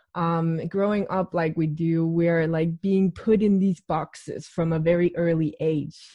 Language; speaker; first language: English; non-native, fluent; Danish